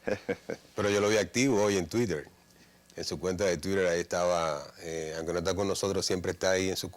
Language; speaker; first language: Spanish; native; Spanish